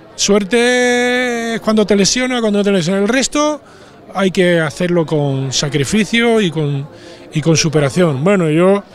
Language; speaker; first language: Spanish; native; Spanish